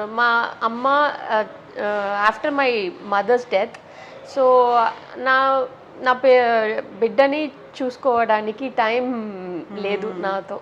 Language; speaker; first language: Telugu; non-native, learner; Tamil